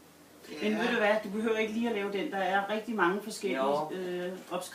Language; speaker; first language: Danish; native; Danish